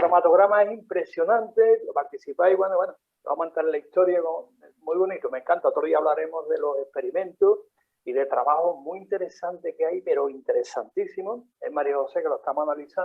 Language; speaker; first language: Spanish; native; Spanish